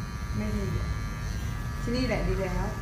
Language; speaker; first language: English; non-native, learner; Thai